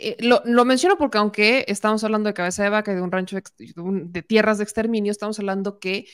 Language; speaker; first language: Spanish; native; Spanish